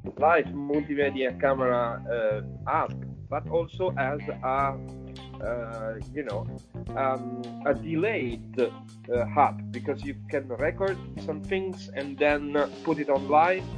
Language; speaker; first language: English; non-native, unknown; Italian